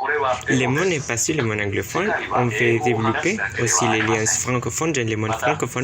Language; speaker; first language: French; non-native, learner; Japanese